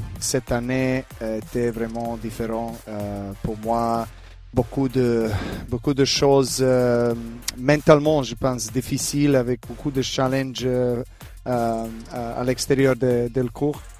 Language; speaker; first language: French; non-native, fluent; Serbian